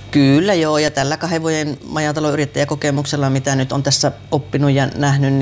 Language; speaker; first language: Finnish; native; Finnish